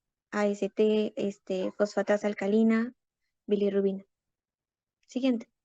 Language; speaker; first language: Spanish; native; Spanish